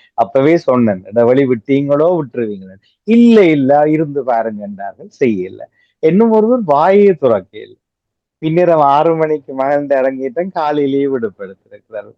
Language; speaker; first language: Tamil; native; Tamil